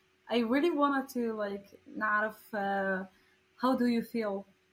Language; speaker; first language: English; non-native, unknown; Arabic